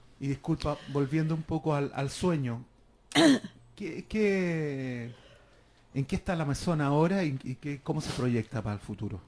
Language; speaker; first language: Spanish; native; Spanish